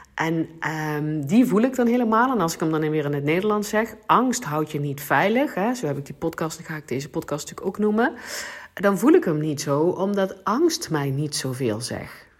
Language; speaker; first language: Dutch; non-native, local second language; Limburgish